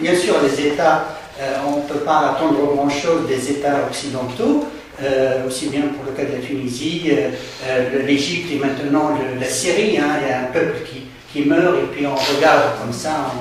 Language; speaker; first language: French; non-native, local second language; Arabic